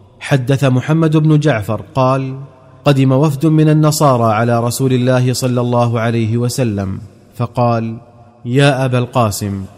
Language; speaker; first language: Arabic; native; Arabic